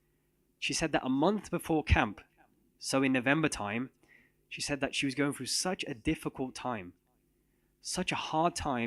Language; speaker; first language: English; non-native, local second language; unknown